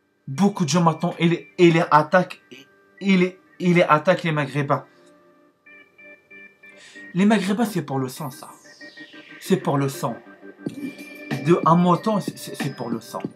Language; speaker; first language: French; non-native, learner; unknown